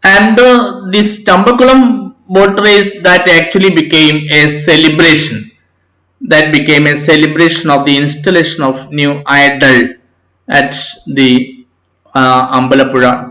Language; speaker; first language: English; non-native, local second language; Malayalam